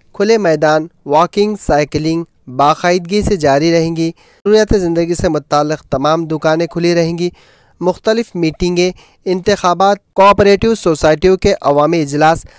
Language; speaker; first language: Urdu; native; Urdu